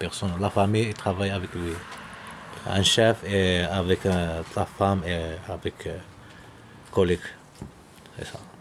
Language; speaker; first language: French; non-native, learner; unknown